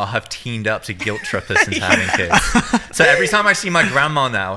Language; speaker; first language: English; native; English